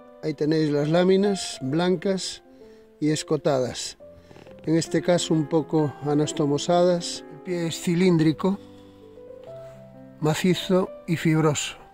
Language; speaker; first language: Spanish; native; Spanish